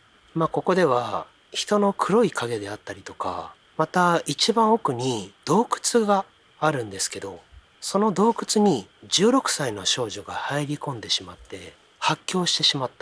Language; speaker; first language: Japanese; native; Japanese